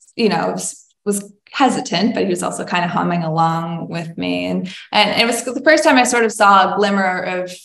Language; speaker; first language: English; native; English